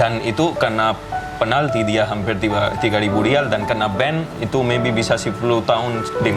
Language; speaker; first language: Indonesian; non-native, fluent; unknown